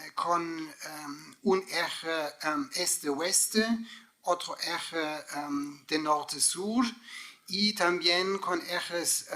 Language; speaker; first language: Spanish; non-native, fluent; German